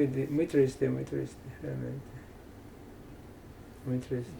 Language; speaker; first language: Spanish; non-native, fluent; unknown